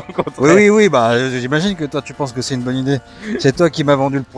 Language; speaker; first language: French; native; French